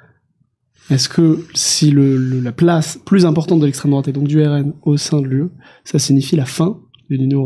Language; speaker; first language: French; native; French